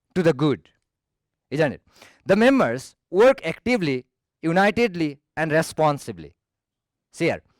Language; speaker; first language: English; non-native, local second language; Nepali